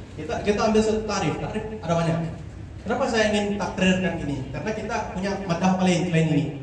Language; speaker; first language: Indonesian; non-native, local second language; Achinese